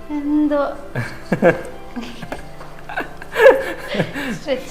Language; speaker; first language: Malayalam; non-native, learner; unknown